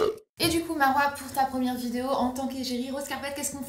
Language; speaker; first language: French; native; French